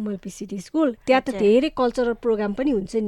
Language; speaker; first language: Nepali; native; Nepali